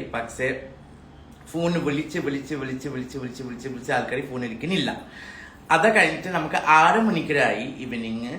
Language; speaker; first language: Malayalam; non-native, learner; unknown